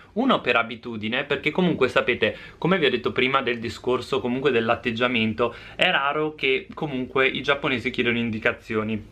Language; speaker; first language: Italian; native; Italian